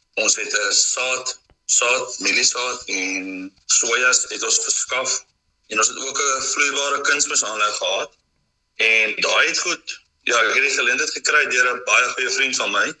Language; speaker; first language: Afrikaans; native; Afrikaans